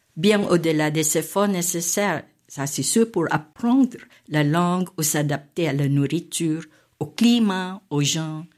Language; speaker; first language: French; non-native, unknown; Filipino